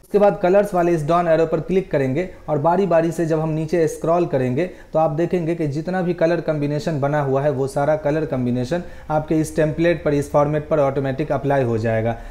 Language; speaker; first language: Hindi; native; Hindi